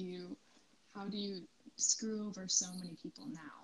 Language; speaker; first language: English; native; English